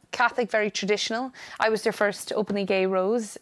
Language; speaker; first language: English; native; English